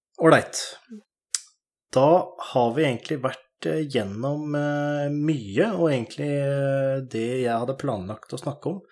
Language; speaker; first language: Norwegian; native; Norwegian